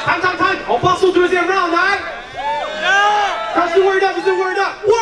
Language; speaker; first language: French; native; French